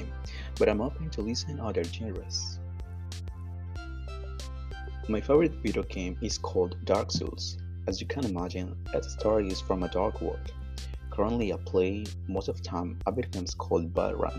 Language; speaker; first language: English; non-native, learner; Spanish